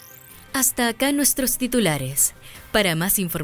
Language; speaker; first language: Spanish; native; Spanish